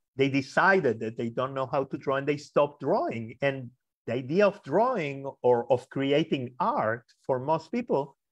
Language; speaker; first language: English; early bilingual, other home language; Spanish